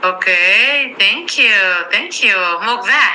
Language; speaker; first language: English; non-native, fluent; Spanish